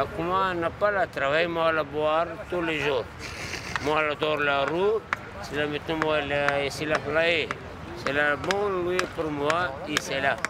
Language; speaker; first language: French; non-native, learner; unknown